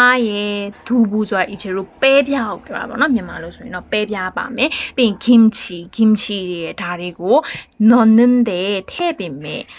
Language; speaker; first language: Korean; non-native, learner; Burmese